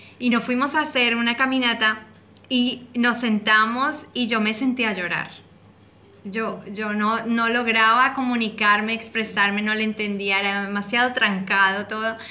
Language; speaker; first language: Spanish; native; Spanish